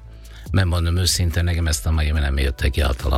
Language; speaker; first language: Hungarian; non-native, fluent; Italian